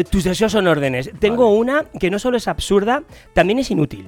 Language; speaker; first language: Spanish; native; Spanish